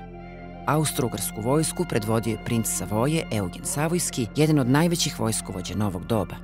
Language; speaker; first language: Serbian; native; Serbian